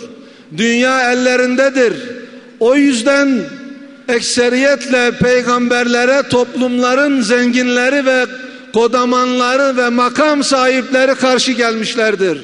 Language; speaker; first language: Turkish; native; Turkish